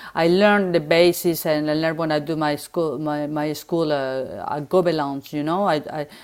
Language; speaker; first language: English; non-native, learner; Spanish